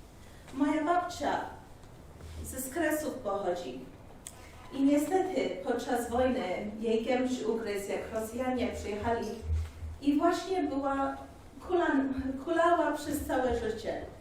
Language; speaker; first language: Polish; early bilingual, heritage; Polish